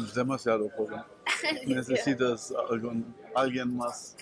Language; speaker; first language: Spanish; non-native, learner; German